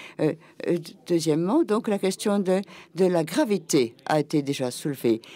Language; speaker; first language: French; non-native, fluent; German